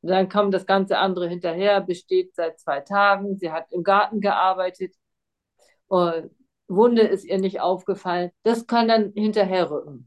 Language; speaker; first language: German; native; German